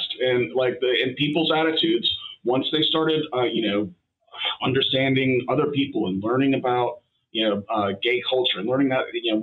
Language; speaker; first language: English; native; English